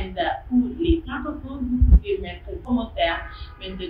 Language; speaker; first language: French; non-native, fluent; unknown